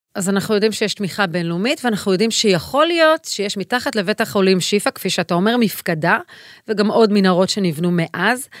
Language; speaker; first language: Hebrew; native; Hebrew